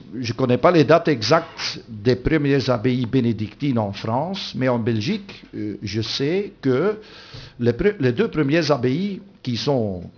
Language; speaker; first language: French; non-native, local second language; Dutch